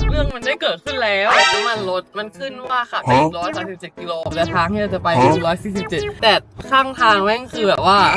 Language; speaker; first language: Thai; native; Thai